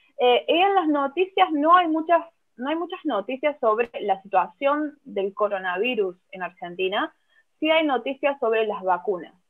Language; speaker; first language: Spanish; native; Spanish